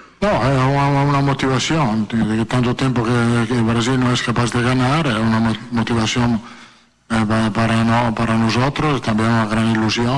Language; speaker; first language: Spanish; non-native, fluent; Italian